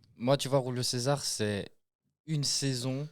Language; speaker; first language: French; native; French